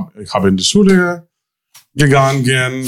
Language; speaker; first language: German; non-native, learner; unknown